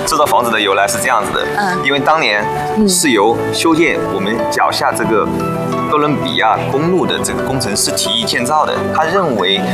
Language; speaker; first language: Chinese; native; Chinese